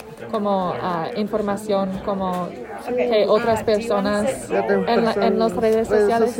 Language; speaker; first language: Spanish; non-native, learner; English